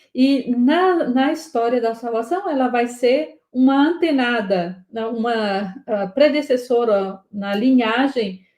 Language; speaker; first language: Portuguese; native; Portuguese